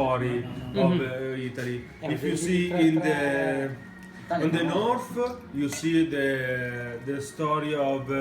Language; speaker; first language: English; non-native, learner; Italian